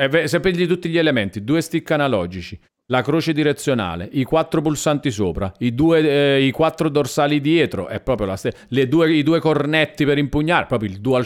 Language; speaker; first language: Italian; native; Italian